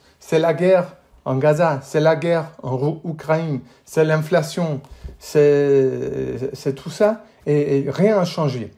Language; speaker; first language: French; non-native, fluent; English